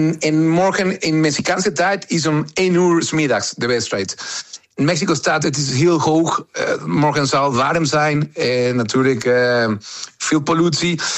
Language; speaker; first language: Dutch; non-native, fluent; Spanish